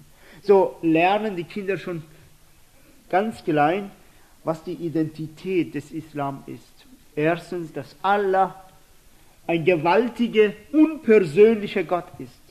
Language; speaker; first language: German; non-native, fluent; Persian